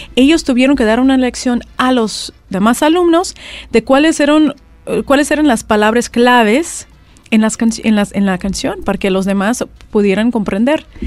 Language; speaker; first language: Spanish; non-native, fluent; Russian